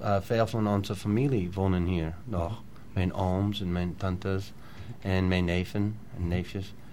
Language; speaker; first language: Dutch; early bilingual, heritage; Dutch